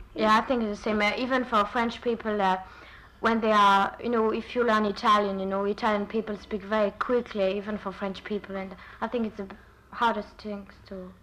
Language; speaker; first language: English; non-native, fluent; French